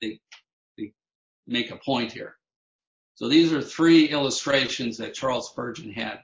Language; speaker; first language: English; native; English